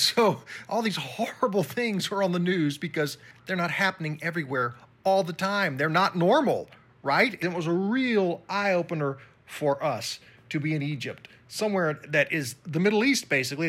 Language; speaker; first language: English; native; English